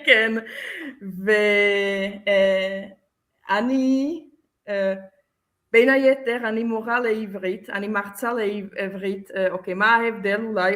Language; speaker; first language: Hebrew; non-native, fluent; Czech